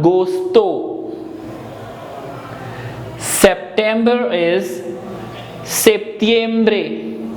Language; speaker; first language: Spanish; non-native, learner; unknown